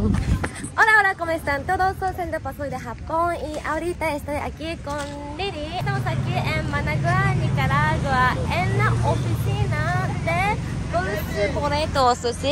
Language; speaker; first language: Spanish; non-native, fluent; Japanese